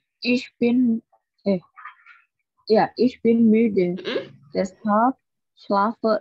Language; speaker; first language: German; non-native, learner; Indonesian